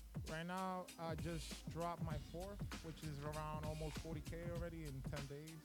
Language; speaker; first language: English; early bilingual, other home language; Spanish